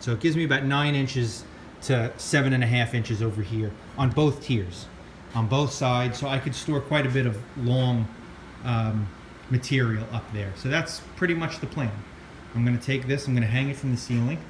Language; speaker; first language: English; native; English